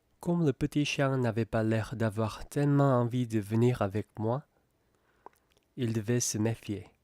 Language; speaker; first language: French; non-native, fluent; Korean